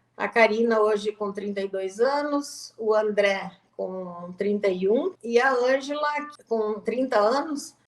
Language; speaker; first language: Portuguese; native; Portuguese